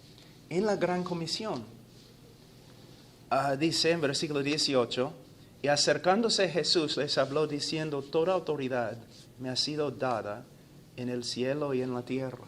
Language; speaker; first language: Spanish; non-native, fluent; English